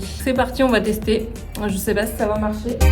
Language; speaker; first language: French; native; French